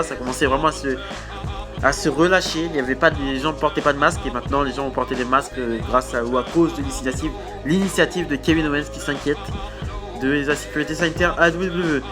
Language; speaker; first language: French; native; French